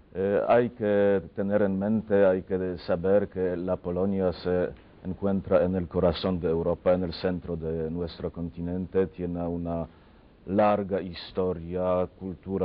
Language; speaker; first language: Spanish; non-native, fluent; Polish